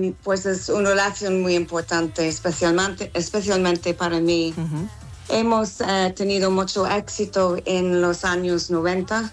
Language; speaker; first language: Spanish; non-native, fluent; English